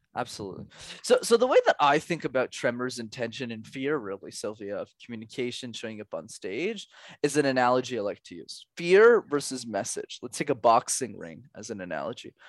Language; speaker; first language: English; native; English